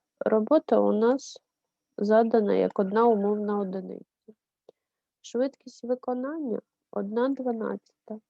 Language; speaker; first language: Ukrainian; native; Ukrainian